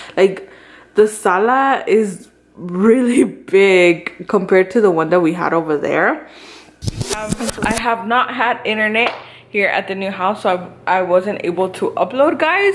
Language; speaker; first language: English; early bilingual, other home language; Spanish